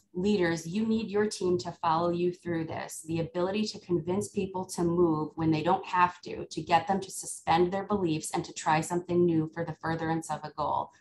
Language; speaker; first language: English; native; English